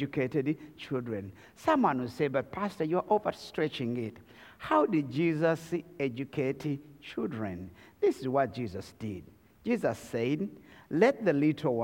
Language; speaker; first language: English; non-native, local second language; Kinyarwanda